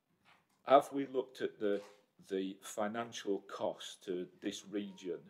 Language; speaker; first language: English; native; English